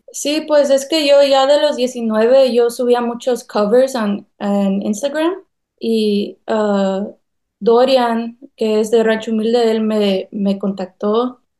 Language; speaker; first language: Spanish; early bilingual, heritage; Spanish